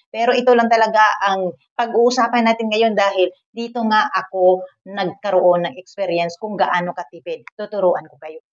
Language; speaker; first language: Filipino; native; Filipino